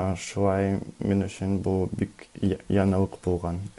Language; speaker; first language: Tatar; non-native, learner; Russian